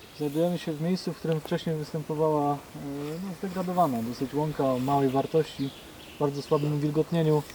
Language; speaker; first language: Polish; native; Polish